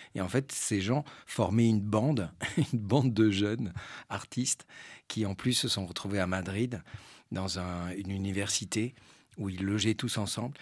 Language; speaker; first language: French; early bilingual, other home language; Spanish